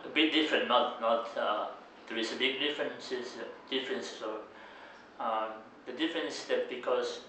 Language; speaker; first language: English; non-native, learner; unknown